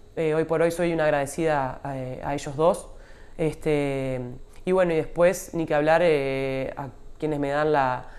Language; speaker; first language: Spanish; native; Spanish